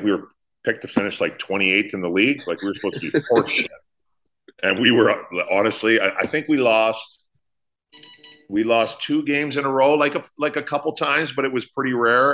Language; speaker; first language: English; native; English